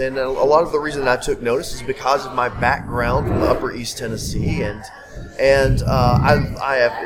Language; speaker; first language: English; native; English